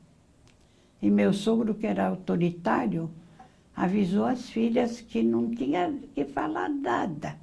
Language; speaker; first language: Portuguese; early bilingual, other home language; Arabic